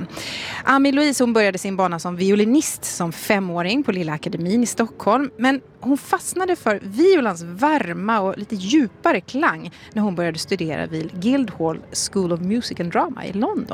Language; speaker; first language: Swedish; native; Swedish